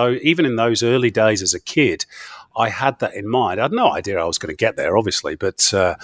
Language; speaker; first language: English; native; English